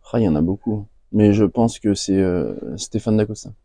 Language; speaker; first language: French; native; French